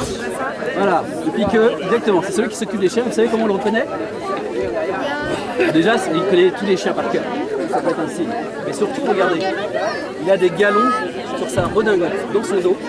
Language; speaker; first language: French; native; French